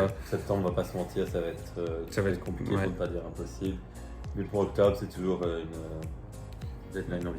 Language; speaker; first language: French; native; French